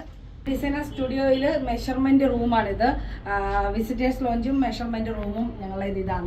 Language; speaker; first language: Malayalam; native; Malayalam